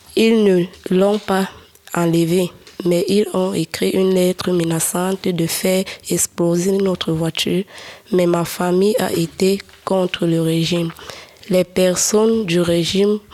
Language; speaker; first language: French; non-native, learner; Arabic